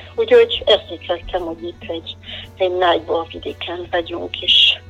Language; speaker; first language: Hungarian; non-native, fluent; French